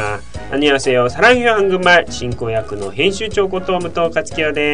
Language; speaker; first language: Korean; non-native, fluent; Japanese